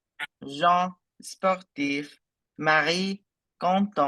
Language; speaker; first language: French; non-native, fluent; Spanish